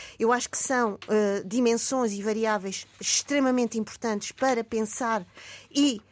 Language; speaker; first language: Portuguese; native; Portuguese